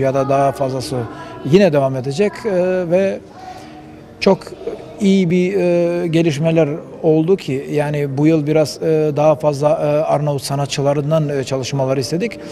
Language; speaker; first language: Turkish; non-native, fluent; Albanian